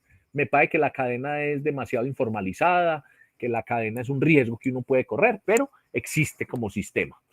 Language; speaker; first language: Spanish; native; Spanish